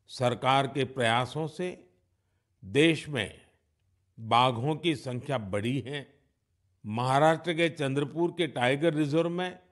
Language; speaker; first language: Hindi; non-native, local second language; Gujarati